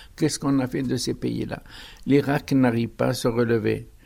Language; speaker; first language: French; non-native, local second language; Arabic